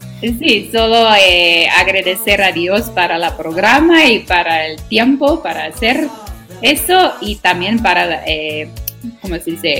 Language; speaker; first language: Spanish; non-native, learner; Afrikaans